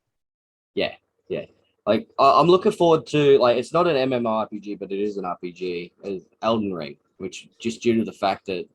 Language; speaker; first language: English; native; English